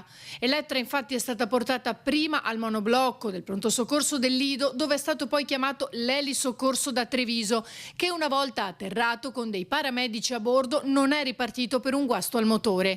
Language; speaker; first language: Italian; native; Italian